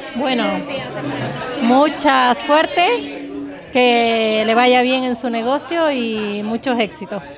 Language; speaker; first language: Spanish; native; Spanish